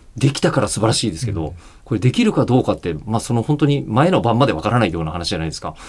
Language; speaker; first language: Japanese; native; Japanese